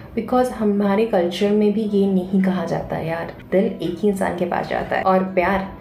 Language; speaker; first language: Hindi; non-native, local second language; Bangla